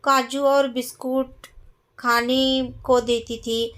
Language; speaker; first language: Hindi; non-native, local second language; Kannada